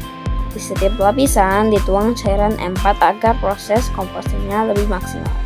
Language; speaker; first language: Indonesian; native; Indonesian